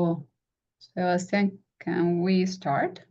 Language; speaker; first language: English; non-native, fluent; Spanish